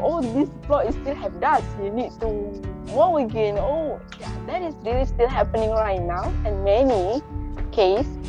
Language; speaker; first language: English; non-native, local second language; Indonesian